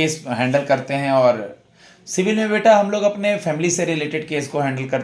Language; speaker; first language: Hindi; native; Hindi